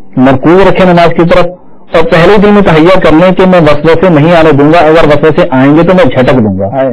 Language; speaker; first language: Urdu; native; Urdu